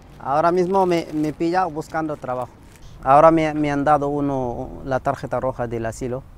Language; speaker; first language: Spanish; non-native, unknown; Wolof